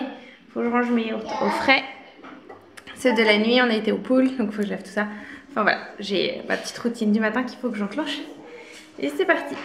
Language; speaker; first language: French; native; French